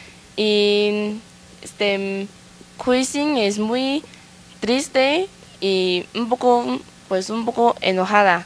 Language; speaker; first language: Spanish; non-native, learner; Chinese